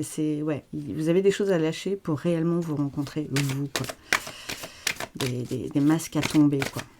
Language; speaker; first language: French; native; French